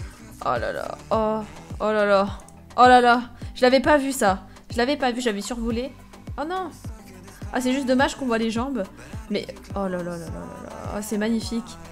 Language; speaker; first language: French; native; French